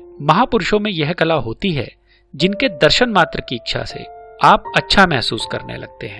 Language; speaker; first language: Hindi; native; Hindi